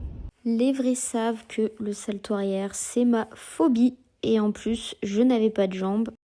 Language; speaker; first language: French; native; French